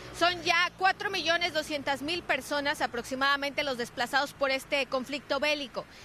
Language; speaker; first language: Spanish; native; Spanish